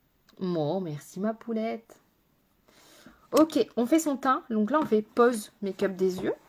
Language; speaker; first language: French; native; French